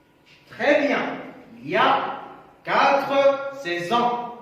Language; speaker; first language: French; non-native, local second language; Arabic